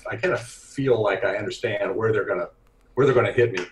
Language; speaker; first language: English; native; English